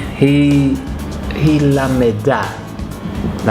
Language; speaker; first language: Hebrew; non-native, fluent; English